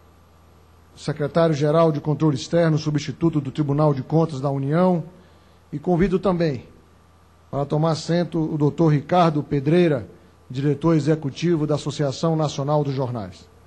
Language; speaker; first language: Portuguese; native; Portuguese